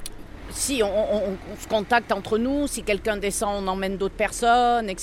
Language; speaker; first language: French; native; French